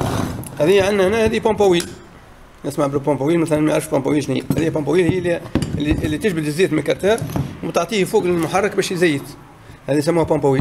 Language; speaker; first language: Arabic; native; Arabic